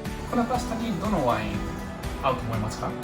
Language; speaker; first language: Japanese; non-native, fluent; Italian